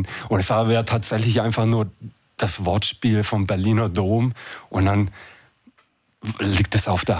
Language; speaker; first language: German; native; German